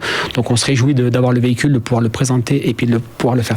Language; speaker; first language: French; native; French